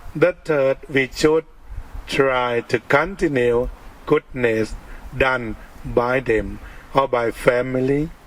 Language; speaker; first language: English; non-native, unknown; Thai